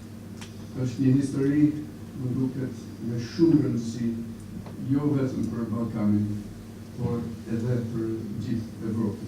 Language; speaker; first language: Albanian; non-native, fluent; English